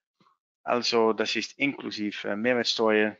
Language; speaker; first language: German; non-native, learner; Dutch